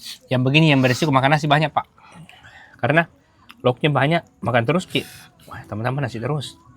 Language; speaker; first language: Malay; native; Malay